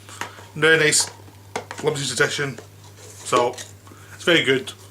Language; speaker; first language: English; native; English